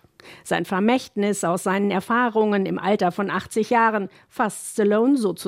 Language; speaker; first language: German; native; German